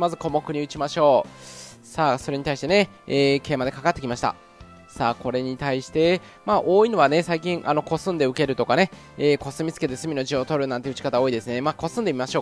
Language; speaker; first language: Japanese; native; Japanese